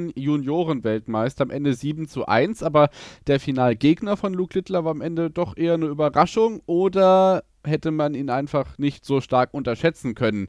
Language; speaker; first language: German; native; German